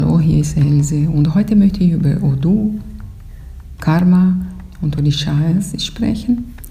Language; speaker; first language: German; non-native, fluent; Portuguese